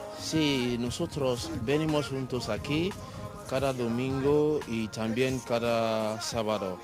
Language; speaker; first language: Spanish; non-native, learner; Yoruba